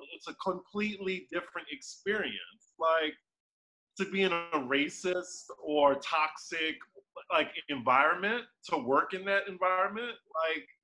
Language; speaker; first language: English; native; English